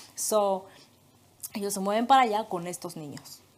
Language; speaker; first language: Spanish; native; Spanish